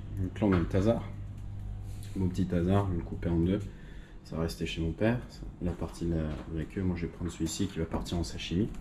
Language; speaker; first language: French; native; French